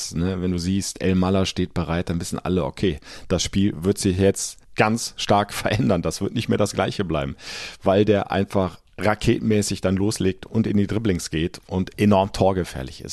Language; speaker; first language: German; native; German